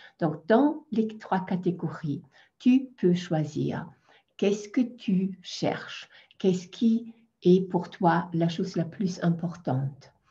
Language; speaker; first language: French; non-native, fluent; German